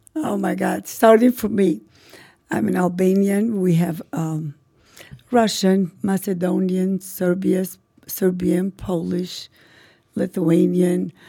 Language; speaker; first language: English; non-native, fluent; Macedonian